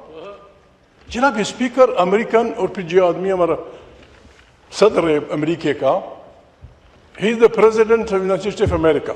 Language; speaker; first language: Urdu; non-native, local second language; Pashto